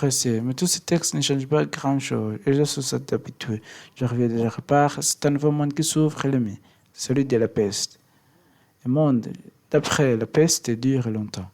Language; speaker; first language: French; non-native, learner; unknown